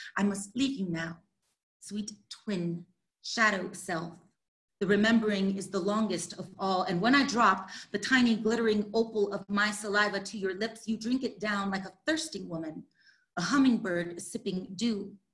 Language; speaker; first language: English; native; English